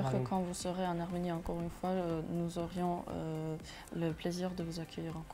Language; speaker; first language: French; non-native, fluent; Armenian